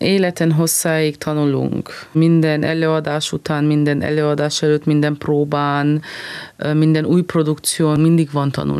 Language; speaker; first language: Hungarian; early bilingual, heritage; Hungarian